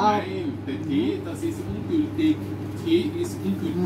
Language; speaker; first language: German; native; German